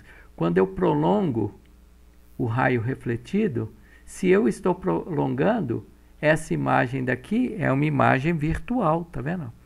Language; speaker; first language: Portuguese; native; Portuguese